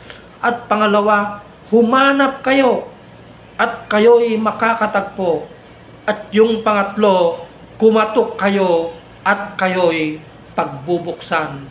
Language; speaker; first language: Filipino; native; Filipino